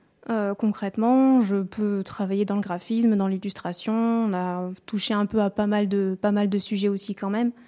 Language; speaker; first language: French; native; French